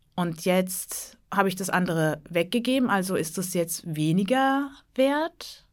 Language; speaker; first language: German; early bilingual, other home language; Turkish